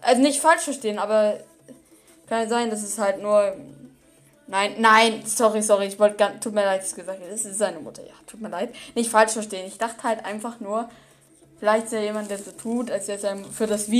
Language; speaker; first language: German; native; German